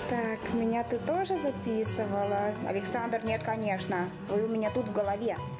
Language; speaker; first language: Russian; native; Russian